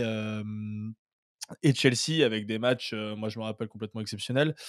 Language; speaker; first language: French; native; French